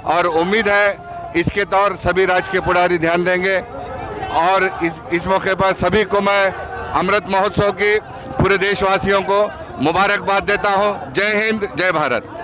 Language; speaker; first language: Hindi; non-native, local second language; Urdu